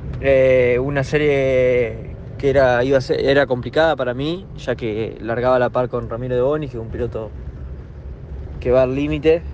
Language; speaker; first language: Spanish; native; Spanish